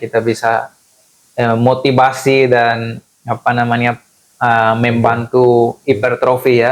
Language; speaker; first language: Indonesian; non-native, fluent; Spanish